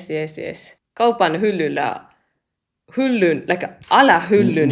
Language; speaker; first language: Finnish; non-native, learner; Japanese